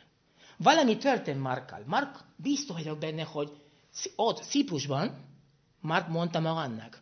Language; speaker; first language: Hungarian; non-native, fluent; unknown